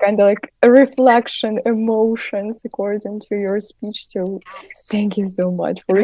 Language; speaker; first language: English; non-native, fluent; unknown